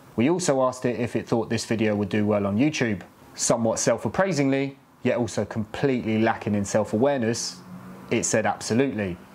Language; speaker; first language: English; native; English